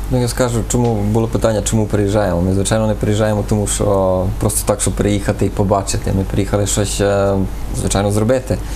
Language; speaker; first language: Ukrainian; early bilingual, heritage; Ukrainian